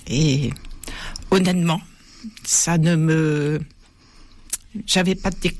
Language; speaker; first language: French; native; French